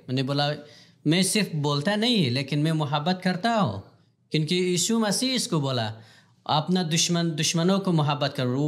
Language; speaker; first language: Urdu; non-native, learner; Pashto